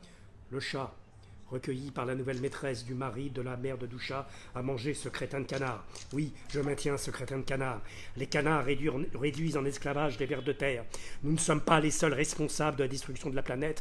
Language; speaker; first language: French; native; French